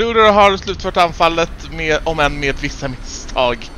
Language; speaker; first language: Swedish; native; Swedish